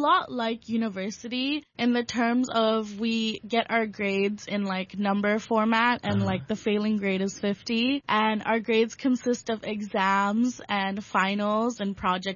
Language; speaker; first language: English; non-native, local second language; Bangla